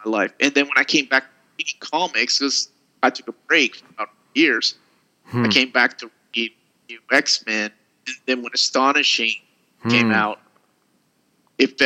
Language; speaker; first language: English; early bilingual, other home language; Spanish